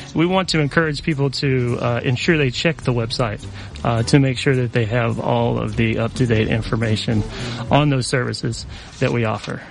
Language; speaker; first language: English; native; English